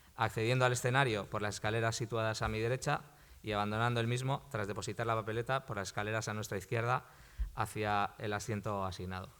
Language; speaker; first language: Spanish; native; Spanish